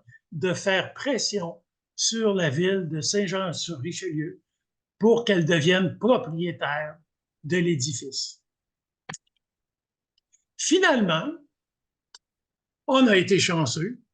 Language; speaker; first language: French; native; French